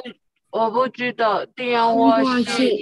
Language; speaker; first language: Chinese; non-native, learner; Burmese